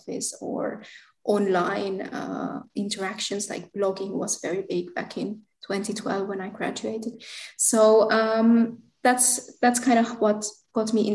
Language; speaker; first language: English; non-native, fluent; Finnish